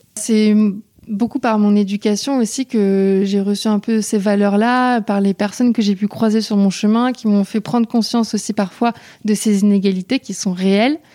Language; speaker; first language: French; native; French